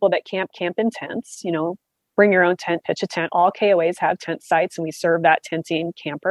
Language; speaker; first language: English; native; English